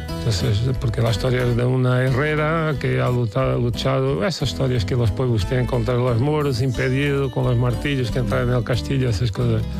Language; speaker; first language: Spanish; non-native, fluent; Portuguese